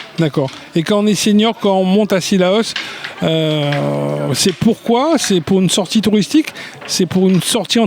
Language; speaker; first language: French; native; French